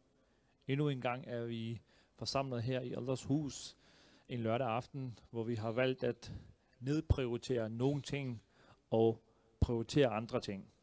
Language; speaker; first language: Danish; early bilingual, other home language; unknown